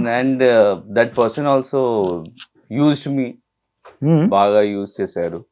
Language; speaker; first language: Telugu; non-native, learner; Hindi